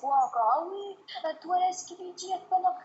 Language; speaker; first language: French; native; French